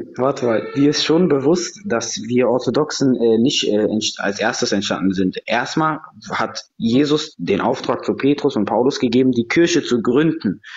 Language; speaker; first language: German; early bilingual, other home language; Serbian